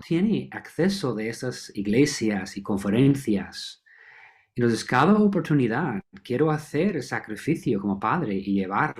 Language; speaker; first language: Spanish; non-native, fluent; English